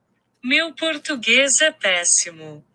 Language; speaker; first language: Portuguese; non-native, learner; English